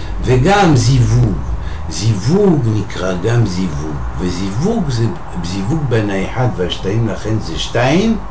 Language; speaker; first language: Hebrew; non-native, fluent; French